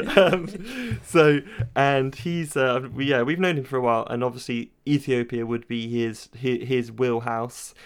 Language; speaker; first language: English; native; English